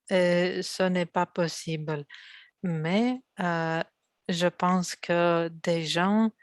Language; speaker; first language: French; non-native, learner; Russian